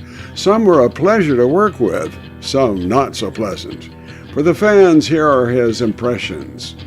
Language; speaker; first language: English; native; English